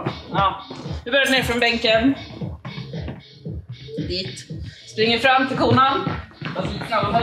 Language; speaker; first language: Swedish; native; Swedish